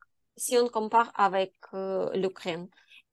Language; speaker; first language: French; non-native, learner; Ukrainian